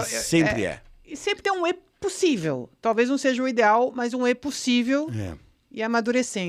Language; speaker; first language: Portuguese; native; Portuguese